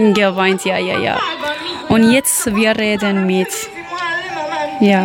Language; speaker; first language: German; non-native, learner; Persian